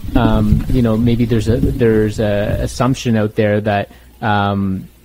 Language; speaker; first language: English; native; English